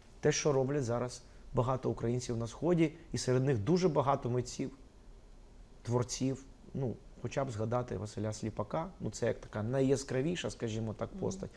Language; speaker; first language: Ukrainian; non-native, local second language; Russian